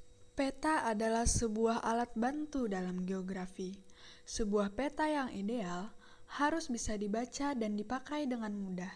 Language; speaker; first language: Indonesian; native; Indonesian